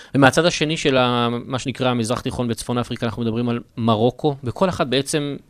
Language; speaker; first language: Hebrew; native; Hebrew